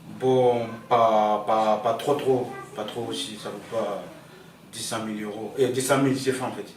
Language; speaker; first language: French; non-native, local second language; Soninke